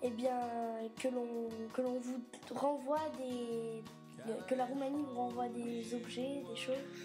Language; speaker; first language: French; native; French